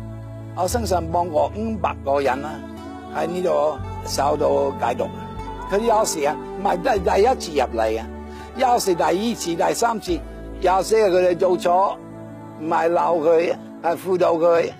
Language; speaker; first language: Cantonese; non-native, fluent; English